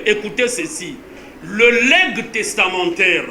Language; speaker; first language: French; non-native, local second language; Lingala